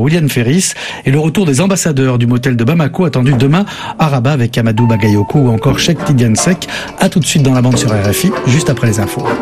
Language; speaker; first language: French; native; French